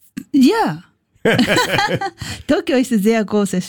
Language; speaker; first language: German; non-native, learner; Japanese